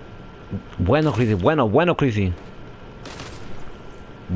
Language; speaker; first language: Spanish; early bilingual, heritage; English